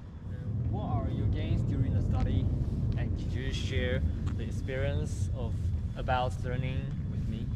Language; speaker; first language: English; non-native, learner; Chinese